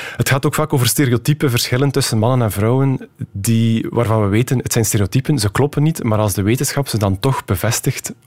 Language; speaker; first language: Dutch; native; Dutch